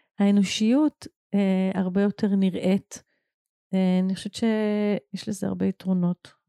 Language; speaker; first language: Hebrew; native; Hebrew